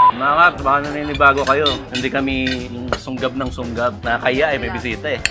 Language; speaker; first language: Filipino; non-native, local second language; Pampanga